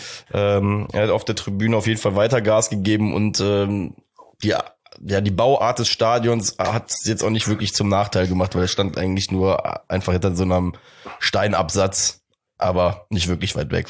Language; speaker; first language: German; native; German